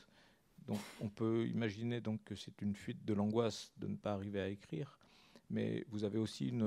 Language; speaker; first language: French; native; French